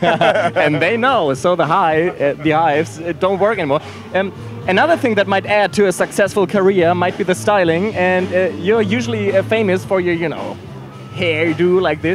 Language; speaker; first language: English; non-native, fluent; German